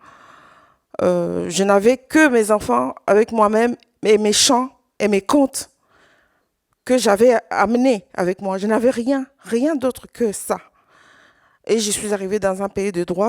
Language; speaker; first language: French; non-native, local second language; Swahili